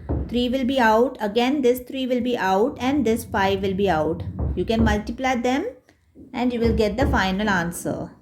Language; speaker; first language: English; non-native, local second language; Hindi